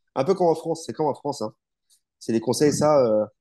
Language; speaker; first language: French; native; French